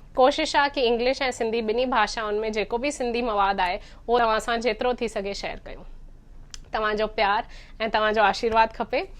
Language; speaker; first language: Sindhi; early bilingual, heritage; Sindhi